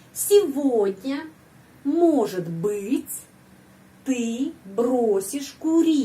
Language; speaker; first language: Russian; non-native, fluent; Indonesian